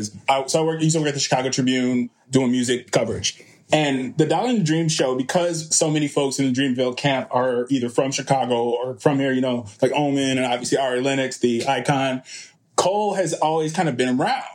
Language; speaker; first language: English; native; English